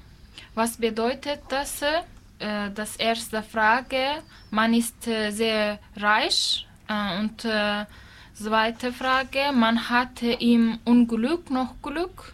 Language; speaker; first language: German; non-native, learner; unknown